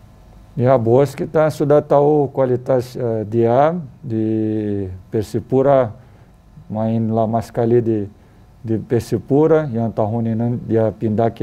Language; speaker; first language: Indonesian; non-native, fluent; Portuguese